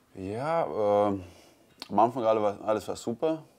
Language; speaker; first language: German; non-native, learner; Croatian